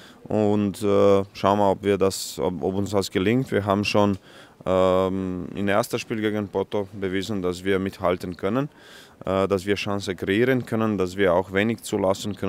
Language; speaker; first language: German; non-native, fluent; Croatian